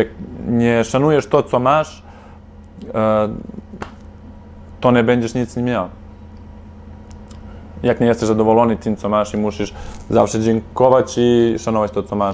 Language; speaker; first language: Polish; non-native, fluent; Serbian